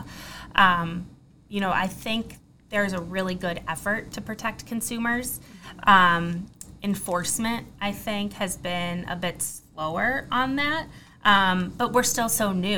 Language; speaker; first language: English; native; English